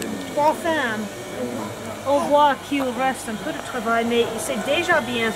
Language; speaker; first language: French; non-native, fluent; English